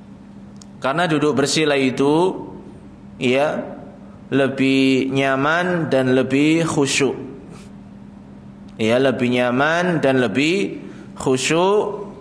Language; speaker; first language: Indonesian; native; Indonesian